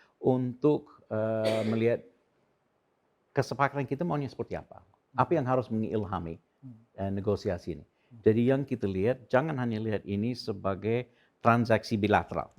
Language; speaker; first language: Indonesian; non-native, fluent; English